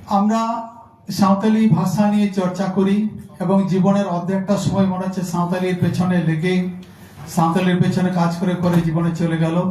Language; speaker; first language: Bangla; non-native, local second language; Santali